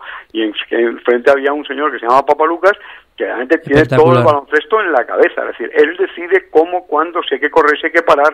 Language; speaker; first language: Spanish; native; Spanish